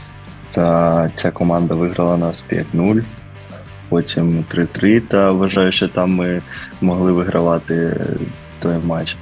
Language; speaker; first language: Ukrainian; early bilingual, heritage; Ukrainian